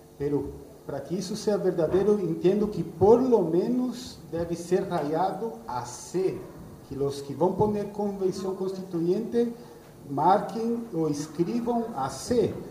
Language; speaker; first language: Spanish; non-native, fluent; Portuguese